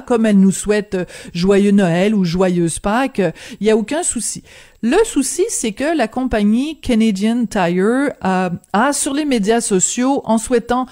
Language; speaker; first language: French; native; French